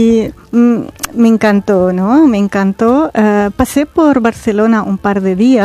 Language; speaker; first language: Spanish; non-native, fluent; Arabic